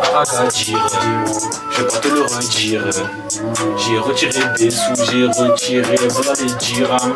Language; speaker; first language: French; native; French